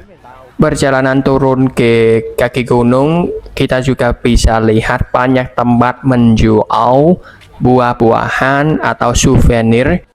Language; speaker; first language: Indonesian; non-native, fluent; Vietnamese